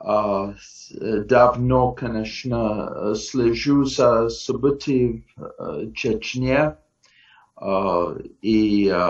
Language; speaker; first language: Russian; non-native, fluent; English